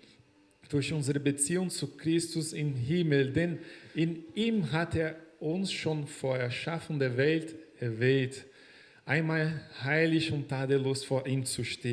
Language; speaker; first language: German; non-native, fluent; Portuguese